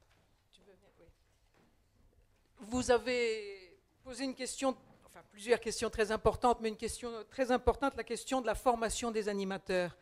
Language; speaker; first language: French; native; French